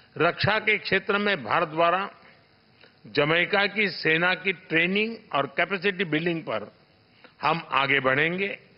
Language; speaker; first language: Hindi; non-native, local second language; Gujarati